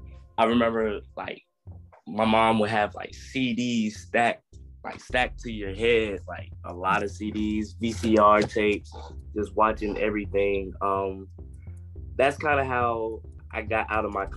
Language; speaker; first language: English; native; English